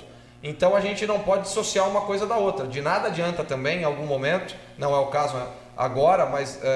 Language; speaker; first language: Portuguese; native; Portuguese